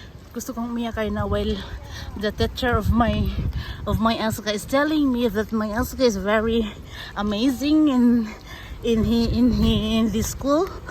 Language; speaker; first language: English; non-native, local second language; Cebuano